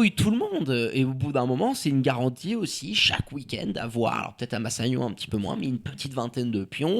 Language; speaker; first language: French; native; French